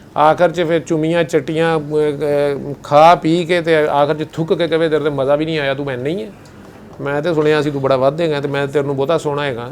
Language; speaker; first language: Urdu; non-native, local second language; Punjabi